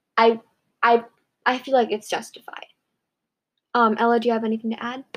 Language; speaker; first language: English; early bilingual, other home language; Hindi